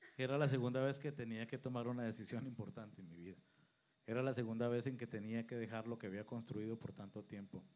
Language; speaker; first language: Spanish; native; Spanish